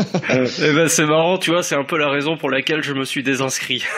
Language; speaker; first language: French; native; French